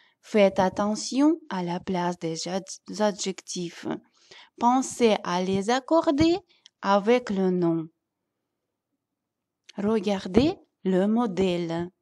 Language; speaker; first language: French; non-native, fluent; Russian